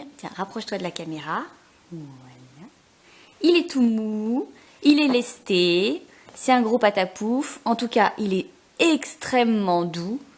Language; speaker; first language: French; native; French